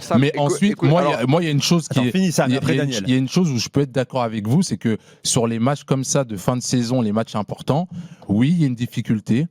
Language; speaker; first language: French; native; French